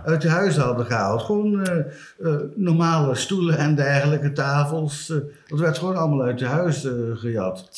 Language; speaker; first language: Dutch; native; Dutch